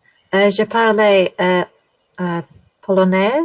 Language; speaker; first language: French; non-native, learner; Polish